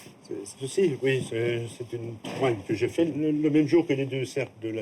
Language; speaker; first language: French; native; French